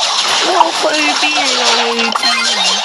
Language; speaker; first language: Chinese; early bilingual, heritage; Cantonese